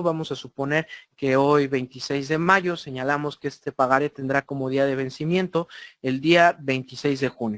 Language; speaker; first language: Spanish; native; Spanish